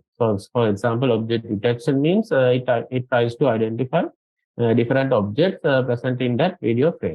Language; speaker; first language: English; non-native, local second language; Sinhala